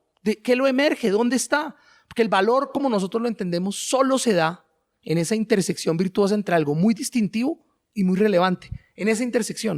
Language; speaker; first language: Spanish; native; Spanish